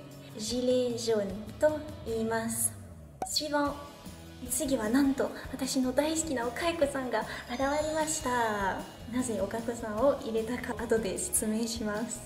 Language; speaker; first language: Japanese; non-native, fluent; French